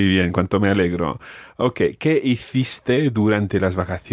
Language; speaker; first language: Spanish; non-native, fluent; English